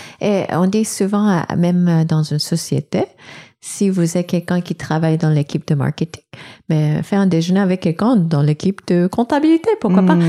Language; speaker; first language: French; non-native, fluent; Korean